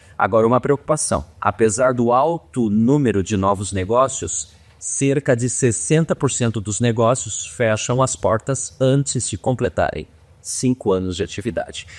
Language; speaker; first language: Portuguese; native; Portuguese